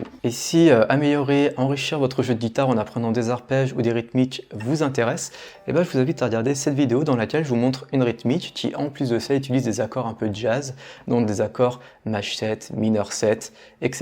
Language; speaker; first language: French; native; French